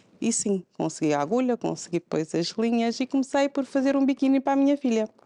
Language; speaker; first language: Portuguese; non-native, local second language; Kabuverdianu